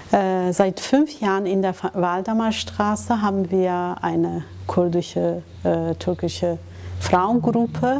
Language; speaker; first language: German; non-native, fluent; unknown